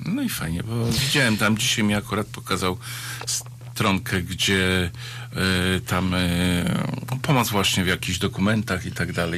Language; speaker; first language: Polish; native; Polish